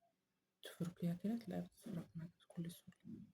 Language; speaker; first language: Arabic; native; Arabic